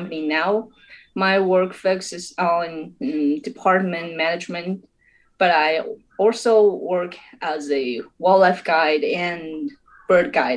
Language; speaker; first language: English; non-native, fluent; Chinese